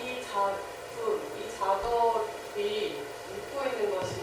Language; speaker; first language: Korean; native; Korean